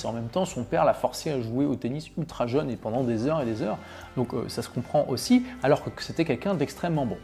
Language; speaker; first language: French; native; French